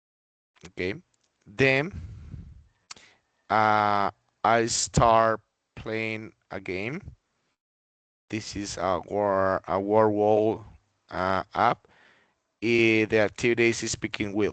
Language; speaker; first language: English; non-native, fluent; Spanish